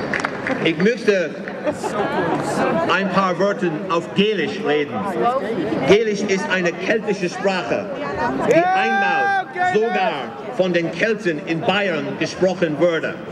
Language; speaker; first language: German; non-native, fluent; English